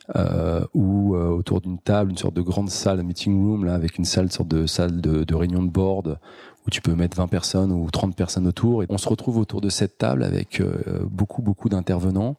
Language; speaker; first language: French; native; French